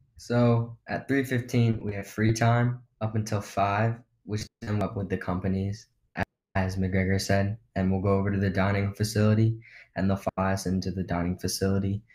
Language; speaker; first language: English; native; English